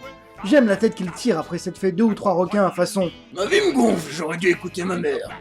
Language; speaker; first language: French; native; French